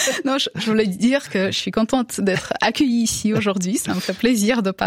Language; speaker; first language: French; non-native, fluent; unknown